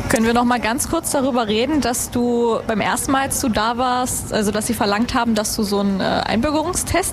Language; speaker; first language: German; early bilingual, other home language; Greek